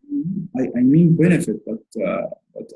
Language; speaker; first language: English; non-native, learner; Arabic